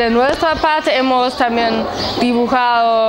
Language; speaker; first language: Spanish; non-native, fluent; German